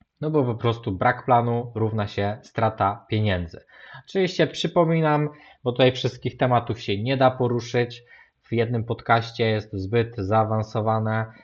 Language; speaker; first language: Polish; native; Polish